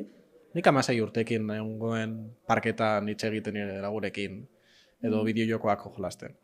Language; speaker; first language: Basque; non-native, local second language; Spanish